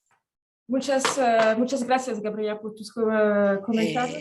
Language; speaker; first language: Spanish; non-native, fluent; French